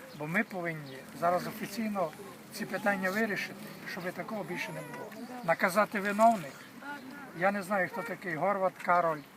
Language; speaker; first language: Ukrainian; native; Ukrainian